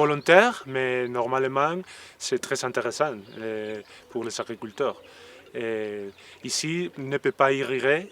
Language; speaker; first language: French; non-native, learner; Spanish